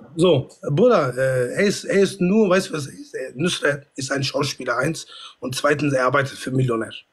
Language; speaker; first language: German; non-native, fluent; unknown